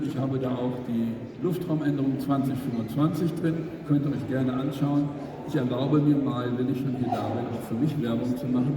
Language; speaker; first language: German; native; German